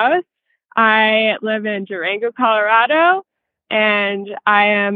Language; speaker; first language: English; native; English